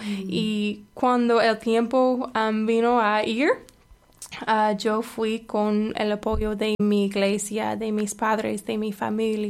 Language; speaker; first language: Spanish; non-native, fluent; English